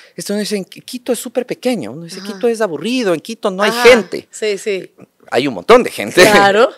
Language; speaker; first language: Spanish; native; Spanish